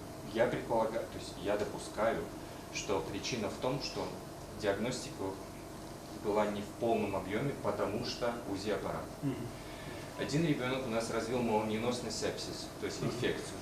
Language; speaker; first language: Russian; native; Russian